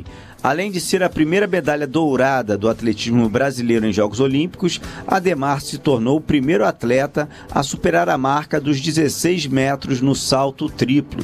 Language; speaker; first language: Portuguese; native; Portuguese